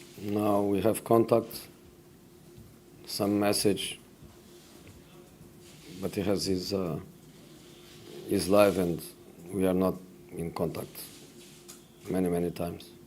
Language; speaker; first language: English; non-native, fluent; Portuguese